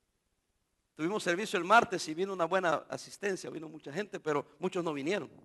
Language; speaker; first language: Spanish; native; Spanish